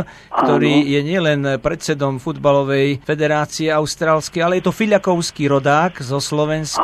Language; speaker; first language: Slovak; native; Slovak